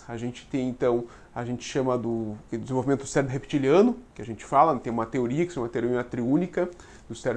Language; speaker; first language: Portuguese; native; Portuguese